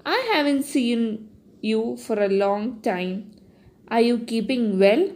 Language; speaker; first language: English; non-native, local second language; Malayalam